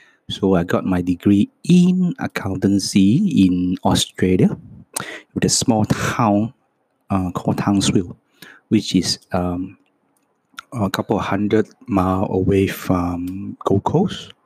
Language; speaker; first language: English; non-native, local second language; Cantonese